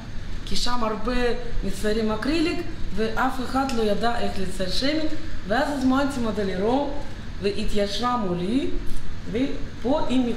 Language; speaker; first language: Hebrew; non-native, fluent; Russian